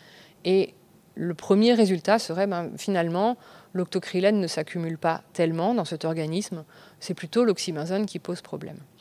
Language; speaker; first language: French; native; French